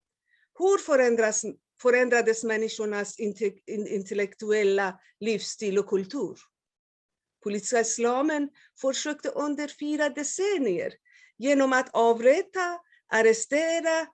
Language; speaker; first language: Swedish; non-native, fluent; Persian